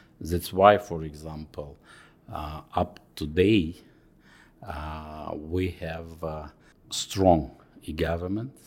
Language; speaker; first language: English; non-native, fluent; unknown